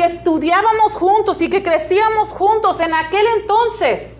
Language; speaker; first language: Spanish; native; Spanish